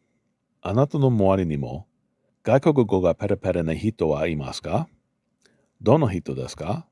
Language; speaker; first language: Japanese; non-native, learner; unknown